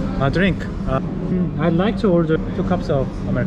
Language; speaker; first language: English; non-native, learner; Korean